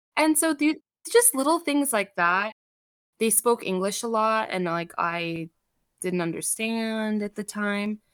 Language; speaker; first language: English; early bilingual, other home language; Armenian